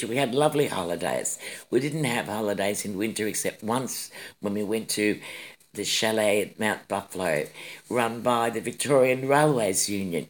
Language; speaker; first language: English; native; English